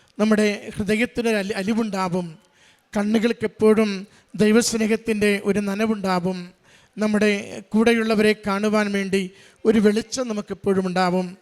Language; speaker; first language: Malayalam; native; Malayalam